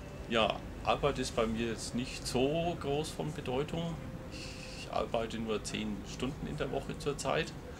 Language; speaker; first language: German; native; German